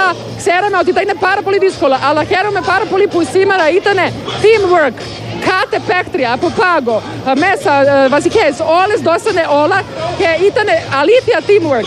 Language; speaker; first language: Greek; non-native, fluent; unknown